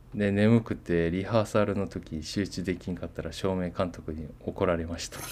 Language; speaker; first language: Japanese; native; Japanese